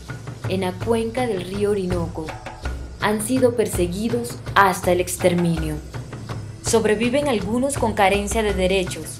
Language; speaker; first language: Spanish; native; Spanish